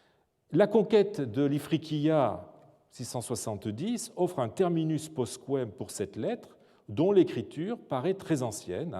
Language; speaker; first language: French; native; French